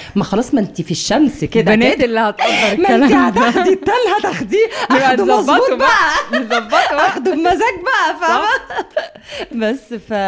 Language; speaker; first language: Arabic; native; Arabic